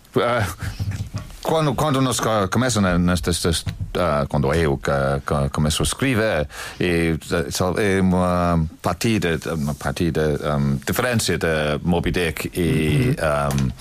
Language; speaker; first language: Portuguese; non-native, learner; English